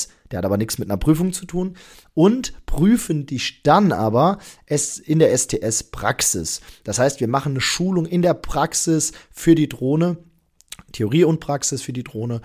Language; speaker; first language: German; native; German